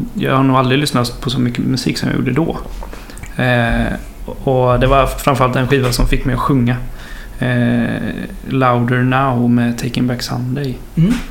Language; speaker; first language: Swedish; native; Swedish